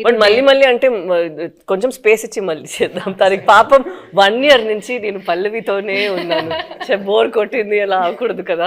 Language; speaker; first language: Telugu; non-native, fluent; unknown